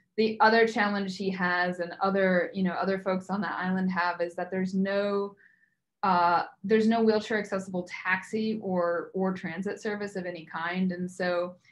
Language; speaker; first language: English; native; English